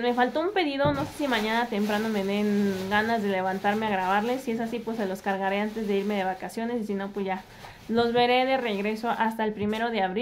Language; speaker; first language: Spanish; native; Spanish